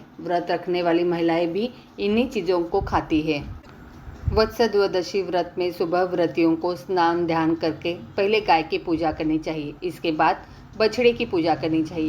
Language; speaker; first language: Hindi; native; Hindi